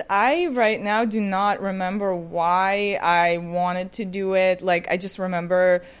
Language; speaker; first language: English; non-native, fluent; Ukrainian